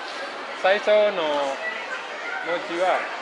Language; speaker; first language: Japanese; non-native, learner; Indonesian